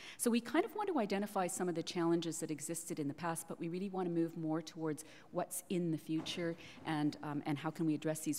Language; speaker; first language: English; native; English